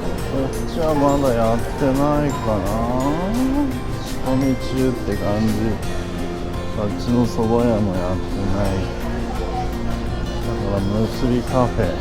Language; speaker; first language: Japanese; native; Japanese